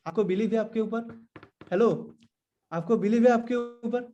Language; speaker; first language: Hindi; non-native, local second language; Assamese